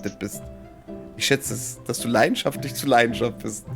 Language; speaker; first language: German; native; German